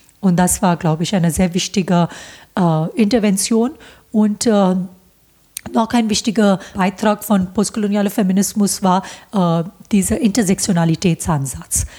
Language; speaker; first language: German; non-native, fluent; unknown